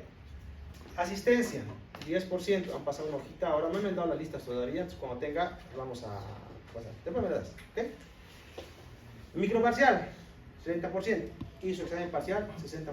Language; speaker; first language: Spanish; native; Spanish